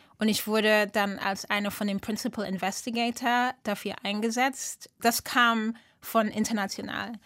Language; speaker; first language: German; early bilingual, other home language; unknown